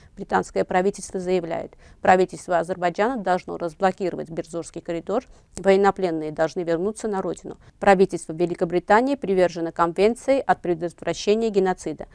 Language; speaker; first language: Russian; non-native, local second language; Armenian